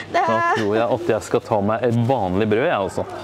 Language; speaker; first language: Norwegian; native; Norwegian